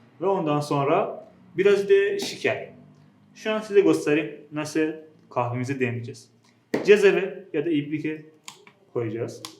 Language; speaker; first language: Turkish; non-native, fluent; Persian